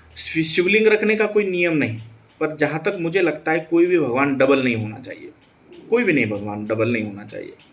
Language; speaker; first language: Hindi; non-native, local second language; Marathi